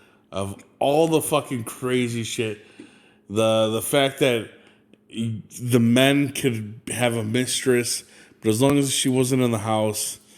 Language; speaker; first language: English; native; English